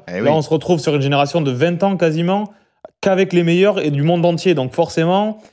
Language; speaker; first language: French; native; French